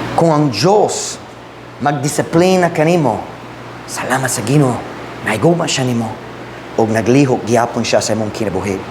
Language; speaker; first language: Cebuano; non-native, fluent; English